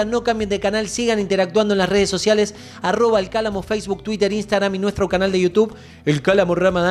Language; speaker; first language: Spanish; native; Spanish